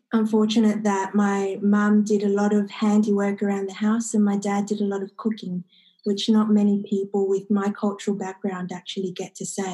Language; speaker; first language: English; native; English